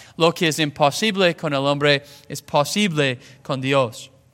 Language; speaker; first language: Spanish; non-native, fluent; English